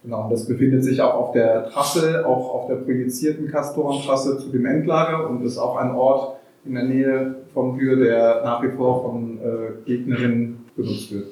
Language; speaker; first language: German; native; German